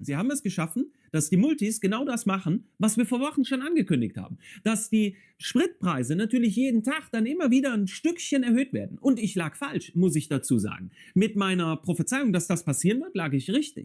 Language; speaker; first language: German; native; German